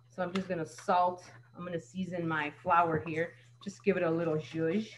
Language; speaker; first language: English; native; English